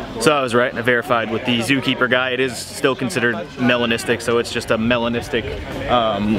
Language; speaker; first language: English; native; English